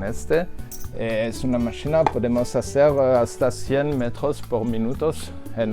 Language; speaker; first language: Spanish; non-native, learner; French